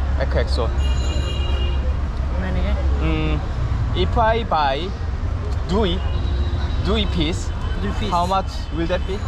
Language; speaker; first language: English; non-native, learner; Korean